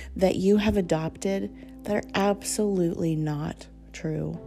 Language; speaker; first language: English; native; English